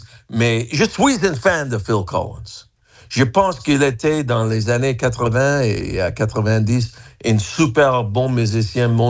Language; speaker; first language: French; non-native, fluent; English